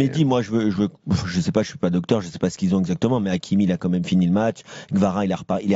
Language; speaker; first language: French; native; French